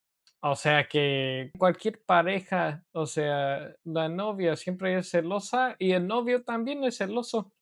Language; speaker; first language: Spanish; non-native, learner; English